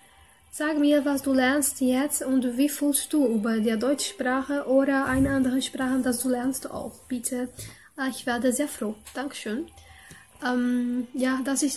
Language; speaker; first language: German; non-native, learner; Portuguese